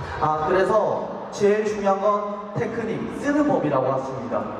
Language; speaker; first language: Korean; native; Korean